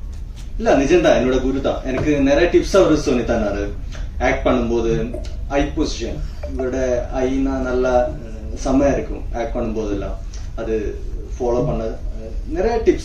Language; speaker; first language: Tamil; non-native, fluent; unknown